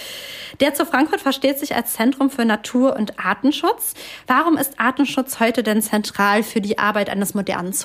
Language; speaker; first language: German; native; German